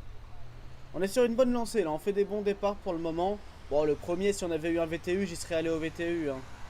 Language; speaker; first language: French; native; French